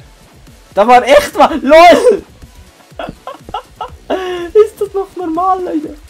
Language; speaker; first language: German; native; German